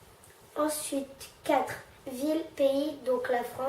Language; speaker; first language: French; native; French